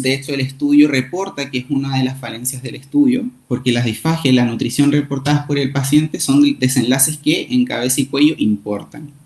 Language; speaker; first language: Spanish; native; Spanish